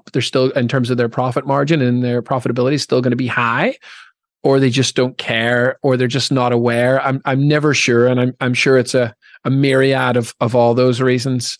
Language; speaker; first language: English; native; English